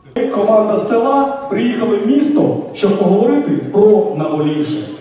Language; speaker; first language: Ukrainian; non-native, local second language; Russian